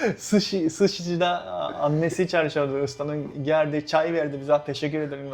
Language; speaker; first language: Turkish; non-native, fluent; Japanese